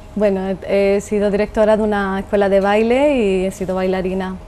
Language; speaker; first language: Spanish; native; Spanish